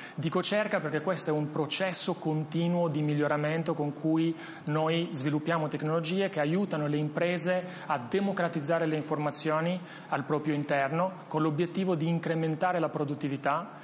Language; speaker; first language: Italian; non-native, fluent; Albanian